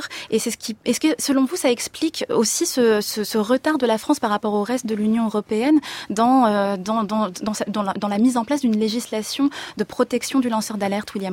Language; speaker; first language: French; native; French